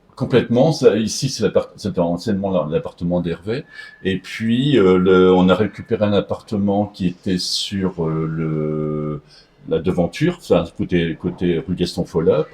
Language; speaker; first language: French; native; French